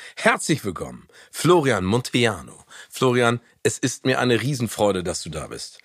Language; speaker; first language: German; native; German